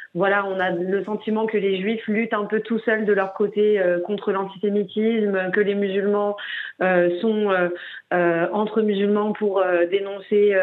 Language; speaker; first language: French; native; French